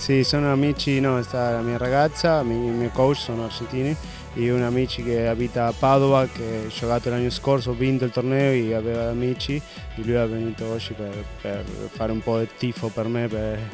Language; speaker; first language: Italian; non-native, fluent; Spanish